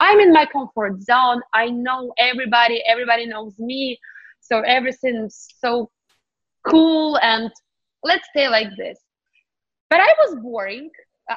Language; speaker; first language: English; non-native, fluent; Ukrainian